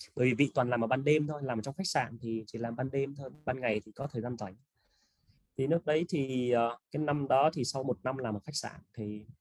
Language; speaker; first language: Vietnamese; native; Vietnamese